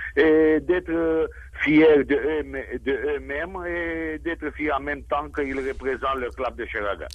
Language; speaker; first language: French; non-native, fluent; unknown